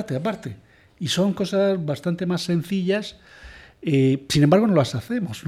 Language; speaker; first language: Spanish; native; Spanish